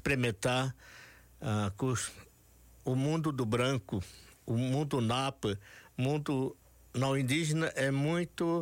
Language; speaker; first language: Portuguese; non-native, local second language; Yanomámi